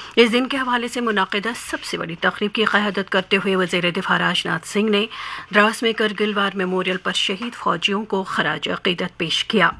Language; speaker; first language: Urdu; non-native, local second language; Kashmiri